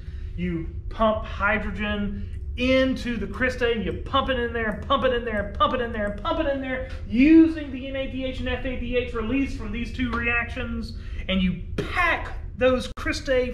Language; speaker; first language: English; native; English